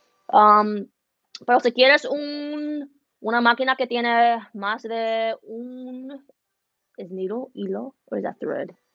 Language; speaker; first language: Spanish; early bilingual, heritage; Spanish